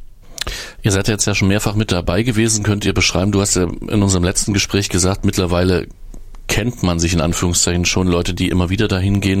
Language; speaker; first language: German; native; German